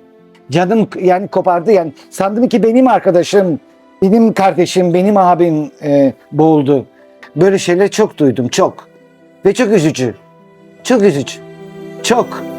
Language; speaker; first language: Turkish; non-native, local second language; Greek